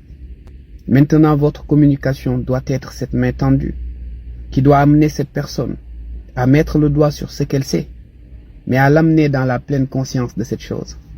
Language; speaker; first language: French; non-native, local second language; Wolof